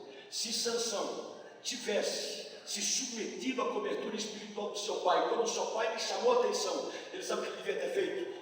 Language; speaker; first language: Portuguese; native; Portuguese